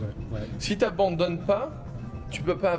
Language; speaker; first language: French; native; French